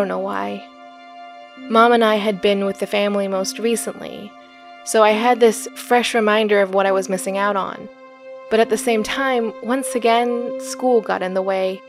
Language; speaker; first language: English; native; English